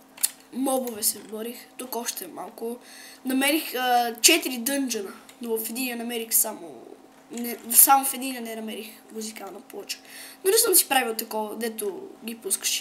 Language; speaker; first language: Bulgarian; native; Bulgarian